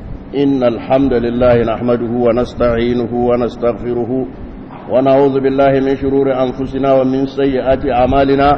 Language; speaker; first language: Arabic; non-native, fluent; Hausa